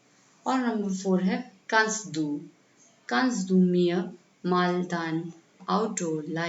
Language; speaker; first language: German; non-native, fluent; Hindi